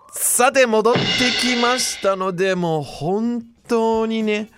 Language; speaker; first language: Japanese; non-native, fluent; English